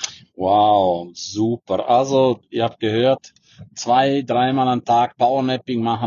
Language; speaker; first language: German; native; German